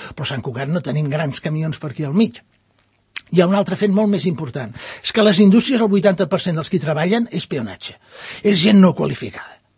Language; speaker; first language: Catalan; non-native, local second language; Spanish